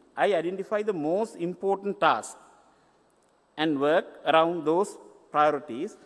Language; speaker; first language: English; non-native, local second language; Sinhala